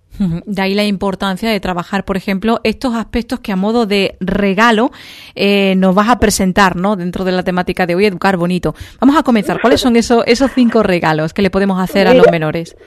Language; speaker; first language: Spanish; native; Spanish